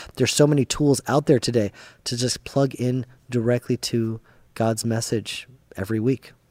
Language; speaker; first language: English; native; English